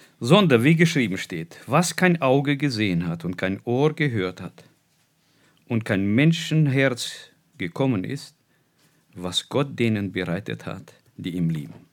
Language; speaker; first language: German; non-native, fluent; Russian